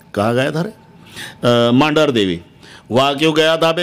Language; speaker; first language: Hindi; non-native, local second language; Marathi